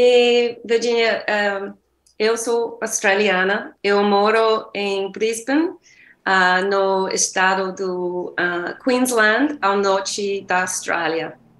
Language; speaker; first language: Portuguese; non-native, learner; English